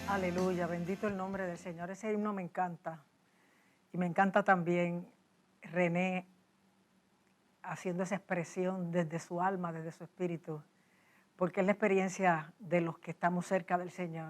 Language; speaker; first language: Spanish; native; Spanish